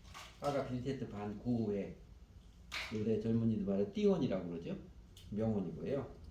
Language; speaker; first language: Korean; native; Korean